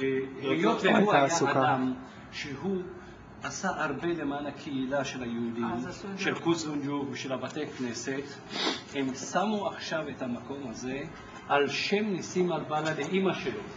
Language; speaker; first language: Hebrew; non-native, fluent; Ladino